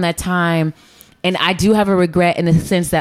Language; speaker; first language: English; native; English